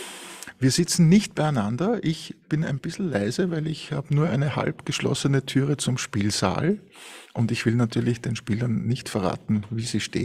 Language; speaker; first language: German; native; German